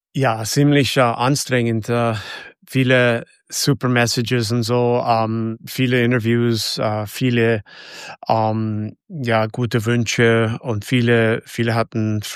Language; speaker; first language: German; non-native, fluent; English